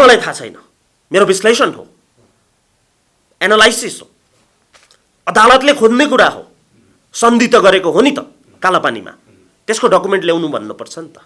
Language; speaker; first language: Nepali; native; Nepali